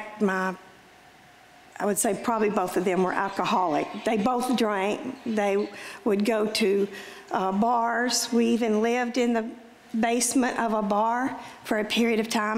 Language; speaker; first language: English; native; English